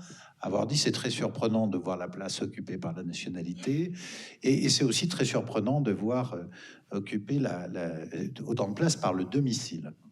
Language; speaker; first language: French; native; French